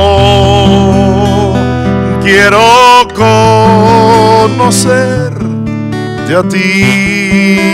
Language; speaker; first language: Spanish; non-native, local second language; English